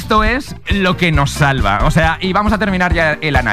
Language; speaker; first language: Spanish; native; Spanish